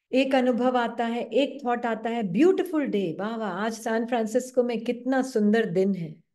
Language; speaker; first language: Hindi; native; Hindi